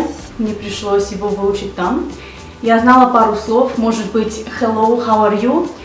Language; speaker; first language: Russian; early bilingual, heritage; Russian